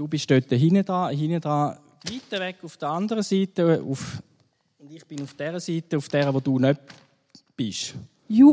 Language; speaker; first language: German; native; German